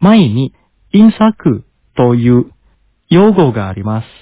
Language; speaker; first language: Japanese; non-native, fluent; Indonesian